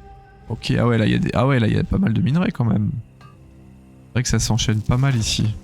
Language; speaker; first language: French; native; French